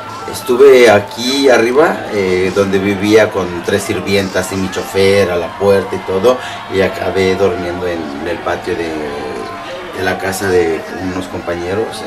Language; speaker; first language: Spanish; early bilingual, heritage; Spanish